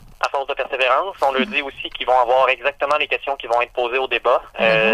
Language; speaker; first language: French; native; French